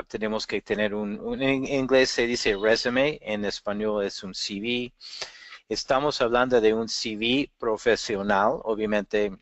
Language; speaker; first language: Spanish; non-native, fluent; English